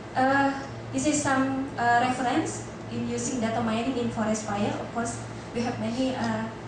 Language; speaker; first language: English; non-native, fluent; Indonesian